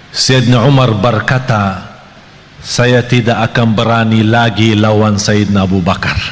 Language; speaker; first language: Malay; non-native, fluent; Arabic